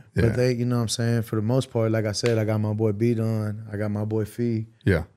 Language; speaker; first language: English; native; English